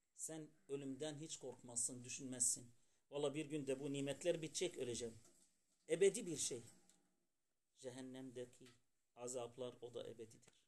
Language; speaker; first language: Turkish; non-native, fluent; Arabic